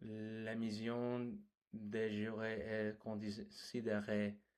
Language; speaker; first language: French; non-native, learner; English